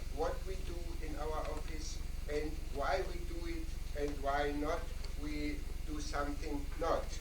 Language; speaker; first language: English; non-native, fluent; German